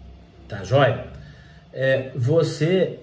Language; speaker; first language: Portuguese; native; Portuguese